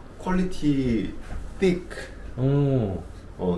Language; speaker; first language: Thai; non-native, learner; Korean